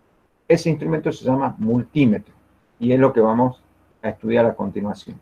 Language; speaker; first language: Spanish; native; Spanish